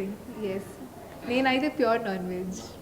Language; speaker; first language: Telugu; non-native, local second language; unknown